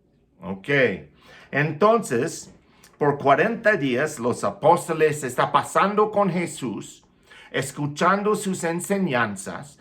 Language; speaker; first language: Spanish; non-native, fluent; English